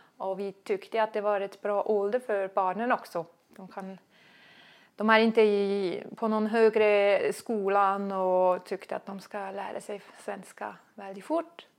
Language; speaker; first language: Swedish; non-native, fluent; German